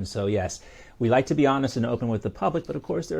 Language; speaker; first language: English; native; English